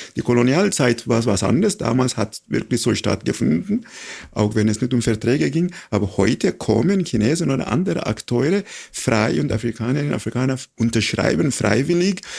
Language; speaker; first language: German; non-native, fluent; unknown